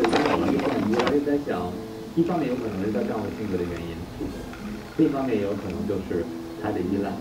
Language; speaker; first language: Chinese; native; Chinese